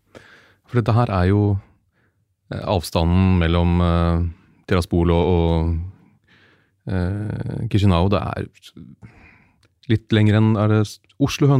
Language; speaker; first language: Norwegian; native; Norwegian